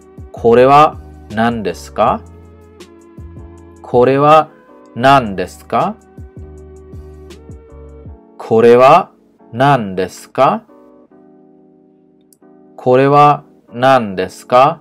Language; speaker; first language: Japanese; non-native, learner; Khmer